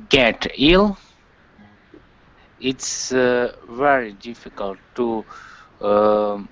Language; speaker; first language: English; non-native, learner; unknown